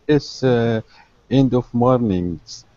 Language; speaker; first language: English; non-native, learner; Arabic